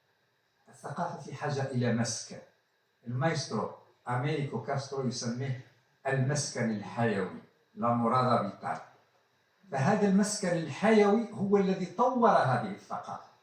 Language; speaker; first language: Arabic; native; Arabic